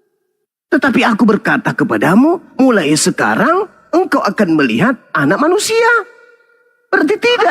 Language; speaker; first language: Indonesian; native; Indonesian